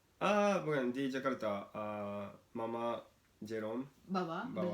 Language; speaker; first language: Indonesian; non-native, learner; Japanese